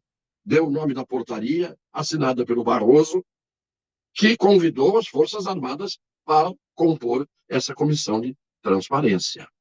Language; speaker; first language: Portuguese; native; Portuguese